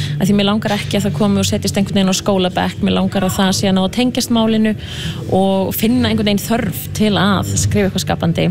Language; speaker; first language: Icelandic; native; Icelandic